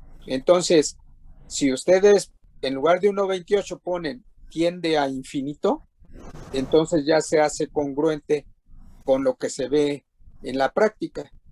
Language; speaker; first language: Spanish; native; Spanish